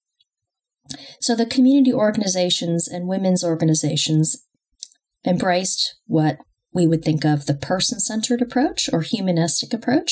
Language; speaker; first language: English; native; English